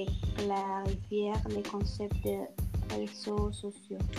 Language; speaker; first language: French; non-native, learner; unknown